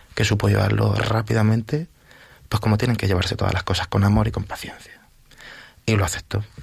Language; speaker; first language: Spanish; native; Spanish